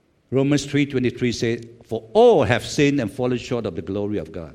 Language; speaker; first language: English; non-native, local second language; Chinese